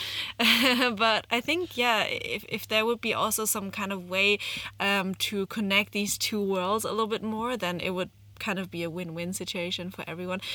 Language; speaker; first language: English; non-native, fluent; German